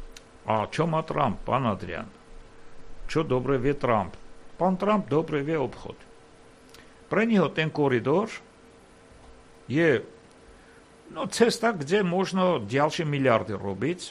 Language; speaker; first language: Slovak; non-native, fluent; Armenian